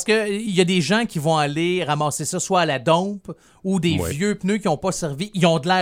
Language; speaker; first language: French; native; French